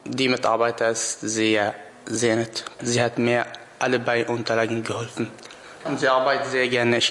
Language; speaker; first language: German; non-native, learner; Arabic